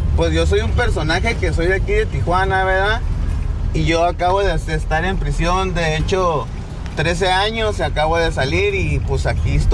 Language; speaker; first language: Spanish; native; Spanish